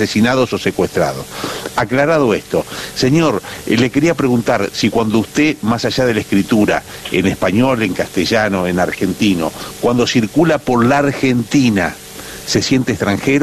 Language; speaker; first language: Spanish; native; Spanish